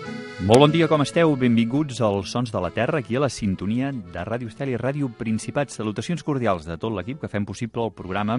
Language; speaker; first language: Catalan; native; Catalan